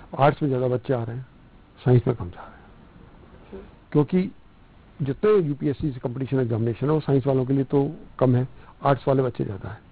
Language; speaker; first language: Hindi; non-native, local second language; Punjabi